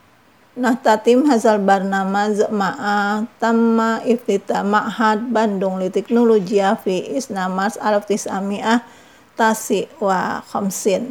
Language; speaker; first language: Arabic; non-native, fluent; Indonesian